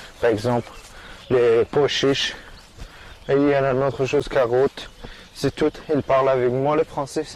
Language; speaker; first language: French; non-native, learner; Persian